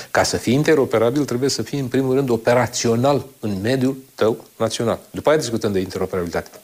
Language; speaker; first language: Romanian; native; Romanian